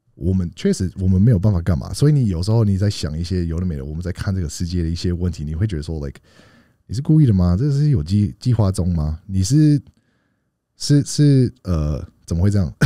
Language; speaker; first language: Chinese; early bilingual, heritage; Chinese